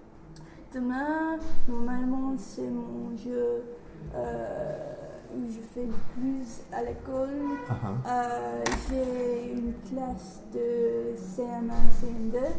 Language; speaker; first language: French; non-native, learner; English